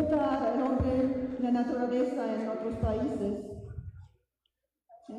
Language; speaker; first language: Spanish; non-native, fluent; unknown